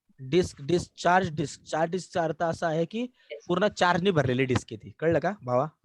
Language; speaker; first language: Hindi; non-native, local second language; Marathi